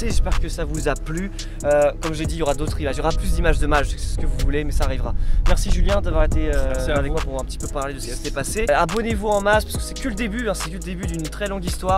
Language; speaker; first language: French; native; French